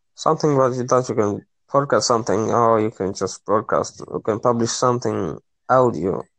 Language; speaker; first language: English; non-native, local second language; Swahili